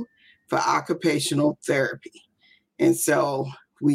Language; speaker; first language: English; native; English